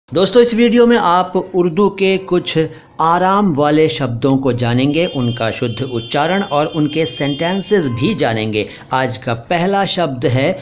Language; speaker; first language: Hindi; native; Hindi